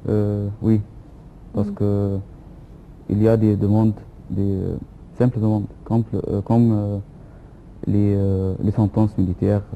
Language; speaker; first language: French; non-native, fluent; Arabic